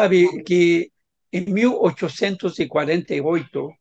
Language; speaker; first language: Spanish; non-native, fluent; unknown